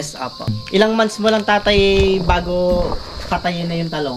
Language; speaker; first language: Filipino; native; Filipino